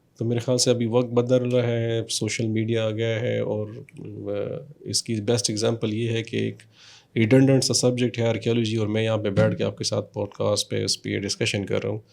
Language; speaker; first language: Urdu; non-native, local second language; Pashto